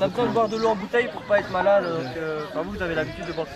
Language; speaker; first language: French; native; French